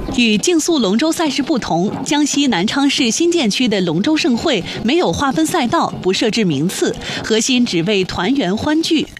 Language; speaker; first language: Chinese; native; Chinese